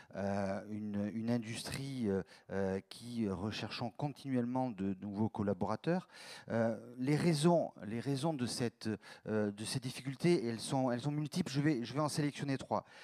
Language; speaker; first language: French; native; French